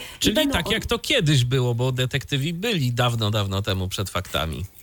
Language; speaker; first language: Polish; native; Polish